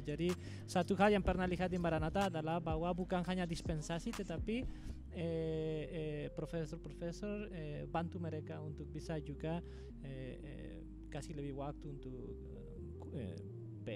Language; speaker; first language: Indonesian; non-native, fluent; Spanish